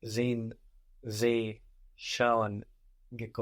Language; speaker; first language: German; non-native, learner; English